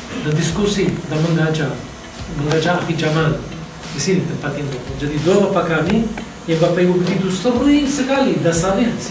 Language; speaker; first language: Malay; non-native, fluent; Hebrew